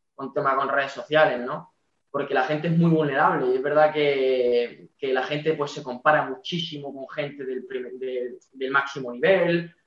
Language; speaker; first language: Spanish; native; Spanish